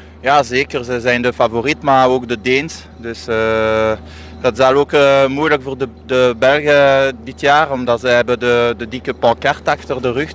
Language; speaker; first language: Dutch; non-native, local second language; French